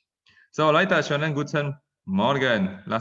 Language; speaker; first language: German; non-native, fluent; Indonesian